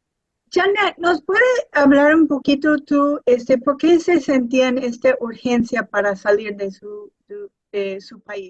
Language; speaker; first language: Spanish; non-native, fluent; English